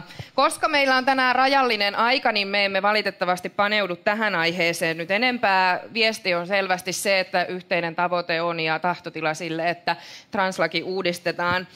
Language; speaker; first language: Finnish; native; Finnish